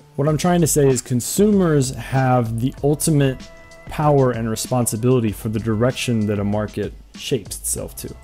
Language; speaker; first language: English; native; English